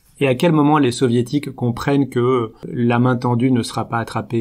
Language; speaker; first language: French; native; French